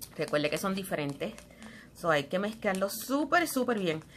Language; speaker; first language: Spanish; native; Spanish